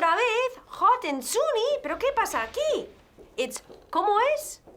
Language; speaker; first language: Spanish; native; Spanish